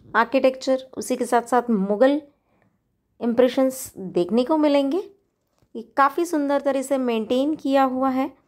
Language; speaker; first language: Hindi; non-native, local second language; Marathi